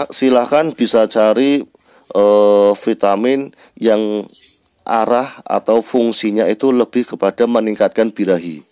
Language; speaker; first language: Indonesian; native; Indonesian